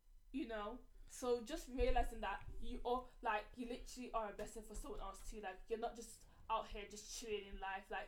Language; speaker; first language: English; native; English